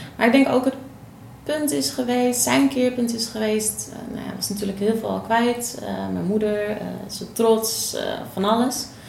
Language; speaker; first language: Dutch; native; Dutch